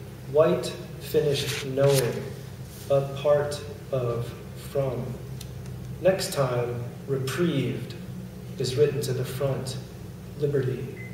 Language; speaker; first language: English; native; English